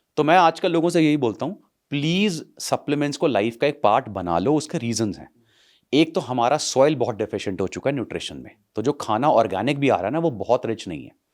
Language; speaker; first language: Hindi; non-native, local second language; Punjabi